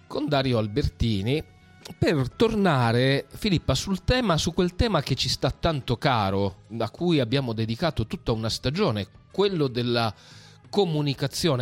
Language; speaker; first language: Italian; native; Italian